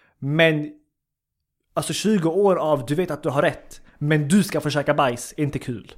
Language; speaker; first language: Swedish; early bilingual, other home language; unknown